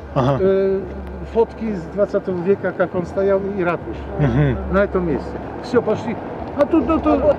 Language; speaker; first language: Russian; non-native, learner; Polish